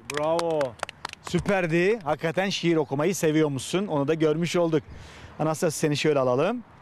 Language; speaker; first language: Turkish; native; Turkish